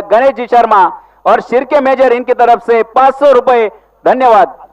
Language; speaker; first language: Hindi; non-native, local second language; Marathi